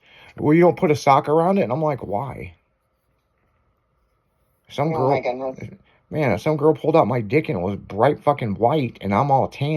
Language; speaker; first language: English; native; English